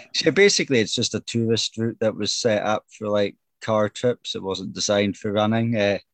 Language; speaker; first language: English; native; English